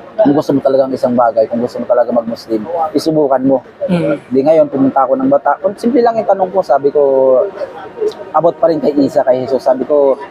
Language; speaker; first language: Filipino; native; Filipino